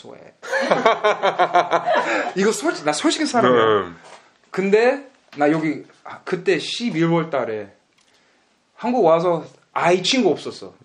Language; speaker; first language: Korean; early bilingual, heritage; English